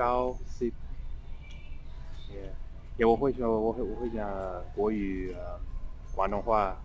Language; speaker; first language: Chinese; non-native, fluent; English